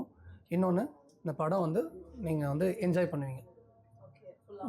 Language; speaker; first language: Tamil; native; Tamil